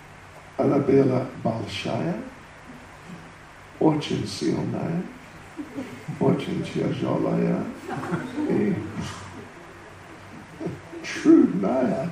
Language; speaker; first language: Russian; non-native, learner; English